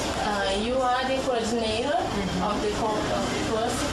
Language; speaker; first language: English; non-native, learner; Portuguese